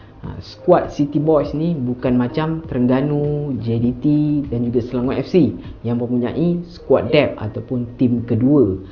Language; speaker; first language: Malay; native; Malay